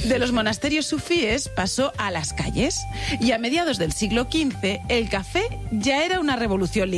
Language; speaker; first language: Spanish; native; Spanish